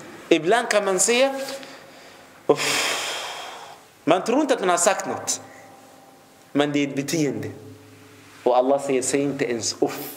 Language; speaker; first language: Swedish; non-native, fluent; Arabic